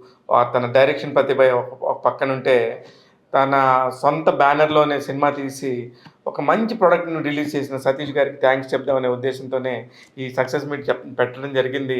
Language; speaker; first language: Telugu; native; Telugu